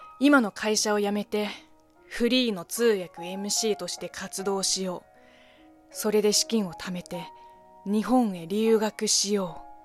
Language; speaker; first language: Japanese; non-native, fluent; Chinese